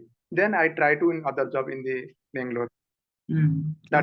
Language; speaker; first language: English; non-native, learner; Odia